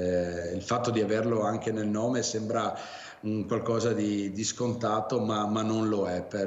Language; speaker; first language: Italian; native; Italian